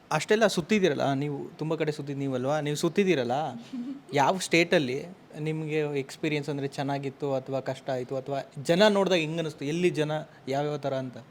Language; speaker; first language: Kannada; native; Kannada